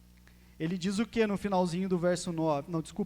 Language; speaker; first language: Portuguese; native; Portuguese